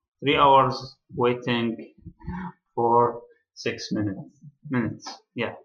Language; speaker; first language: English; non-native, learner; Arabic